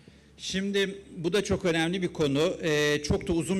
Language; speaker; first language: Turkish; native; Turkish